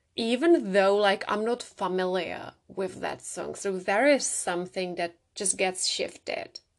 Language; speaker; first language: English; non-native, fluent; Czech